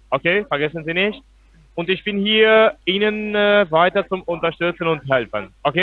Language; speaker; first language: German; non-native, fluent; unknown